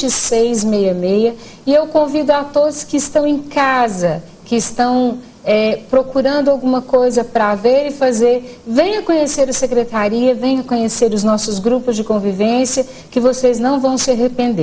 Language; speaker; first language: Portuguese; native; Portuguese